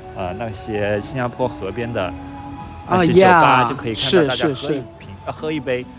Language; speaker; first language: Chinese; native; Chinese